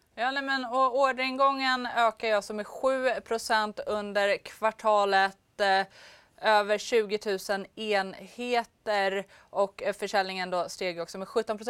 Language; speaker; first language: Swedish; native; Swedish